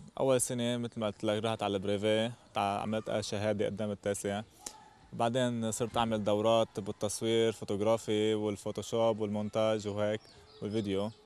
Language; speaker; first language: Arabic; native; Arabic